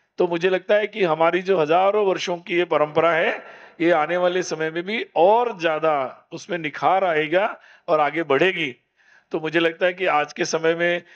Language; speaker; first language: Hindi; non-native, local second language; Marathi